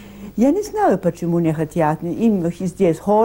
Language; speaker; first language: Russian; non-native, learner; Italian